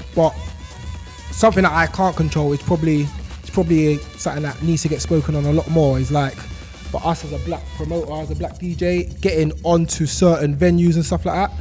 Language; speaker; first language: English; native; English